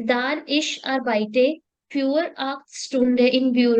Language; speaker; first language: German; non-native, learner; Hindi